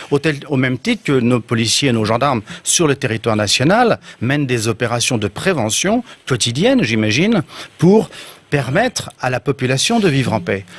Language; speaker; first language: French; native; French